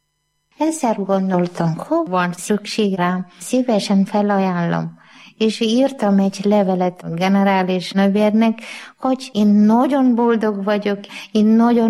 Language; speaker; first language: Hungarian; non-native, learner; Malayalam